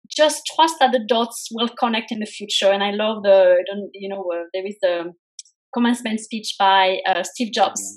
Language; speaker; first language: English; non-native, fluent; French